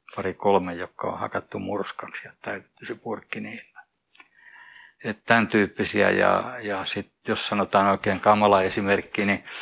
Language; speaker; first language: Finnish; native; Finnish